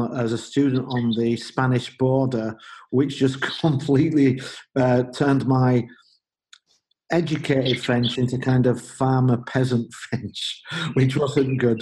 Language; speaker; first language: English; native; English